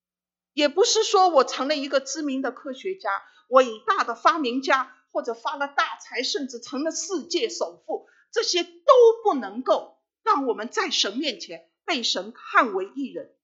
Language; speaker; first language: Chinese; native; Chinese